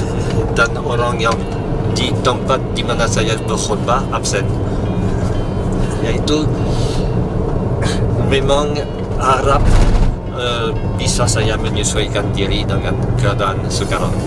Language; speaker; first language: Indonesian; non-native, fluent; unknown